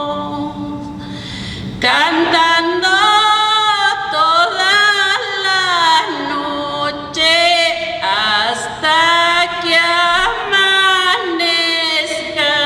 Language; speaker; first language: Spanish; native; Spanish